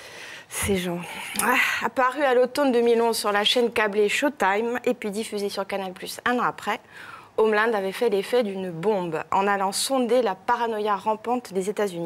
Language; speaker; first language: French; native; French